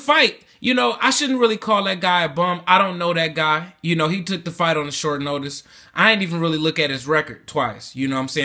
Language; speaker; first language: English; native; English